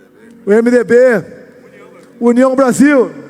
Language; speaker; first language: Portuguese; native; Portuguese